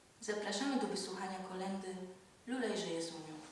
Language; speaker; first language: Polish; native; Polish